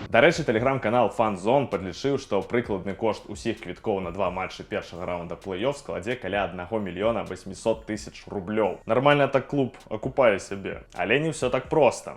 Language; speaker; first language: Belarusian; non-native, local second language; Russian